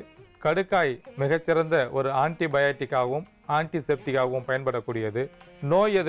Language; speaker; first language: Tamil; native; Tamil